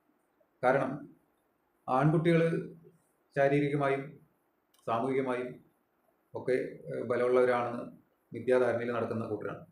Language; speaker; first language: Malayalam; native; Malayalam